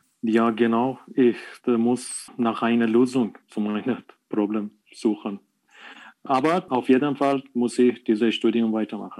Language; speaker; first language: German; non-native, learner; Persian